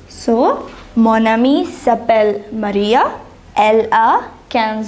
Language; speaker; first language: French; non-native, learner; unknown